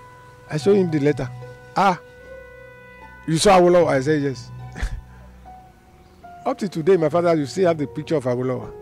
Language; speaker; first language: English; non-native, local second language; Yoruba